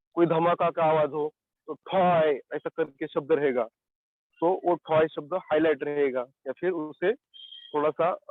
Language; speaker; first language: Hindi; non-native, local second language; Marathi